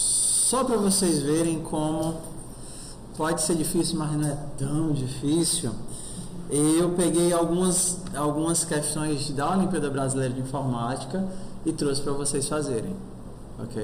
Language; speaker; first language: Portuguese; native; Portuguese